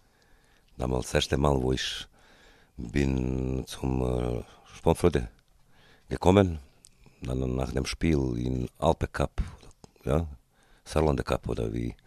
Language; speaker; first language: German; non-native, fluent; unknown